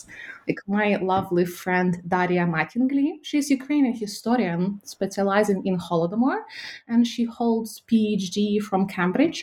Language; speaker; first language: English; non-native, fluent; Ukrainian